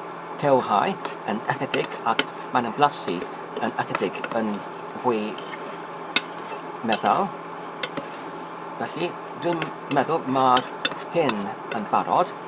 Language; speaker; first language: Welsh; non-native, learner; Polish